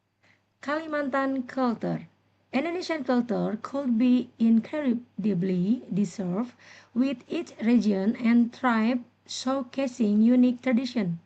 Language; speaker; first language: English; non-native, learner; Indonesian